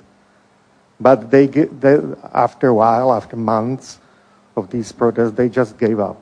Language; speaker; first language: English; non-native, fluent; Czech